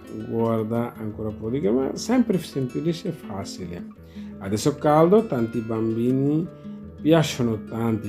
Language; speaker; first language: Italian; non-native, learner; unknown